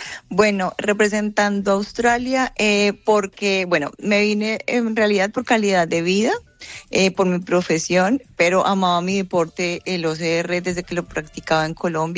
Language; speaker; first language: Spanish; native; Spanish